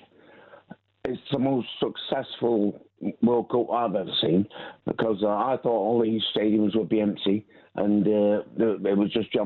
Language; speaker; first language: English; native; English